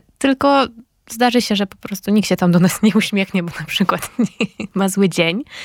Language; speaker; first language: Polish; native; Polish